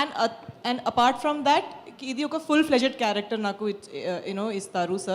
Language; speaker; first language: Telugu; non-native, fluent; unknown